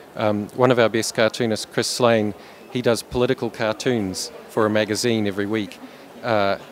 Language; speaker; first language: English; native; English